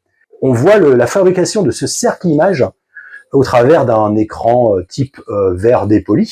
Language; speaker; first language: French; native; French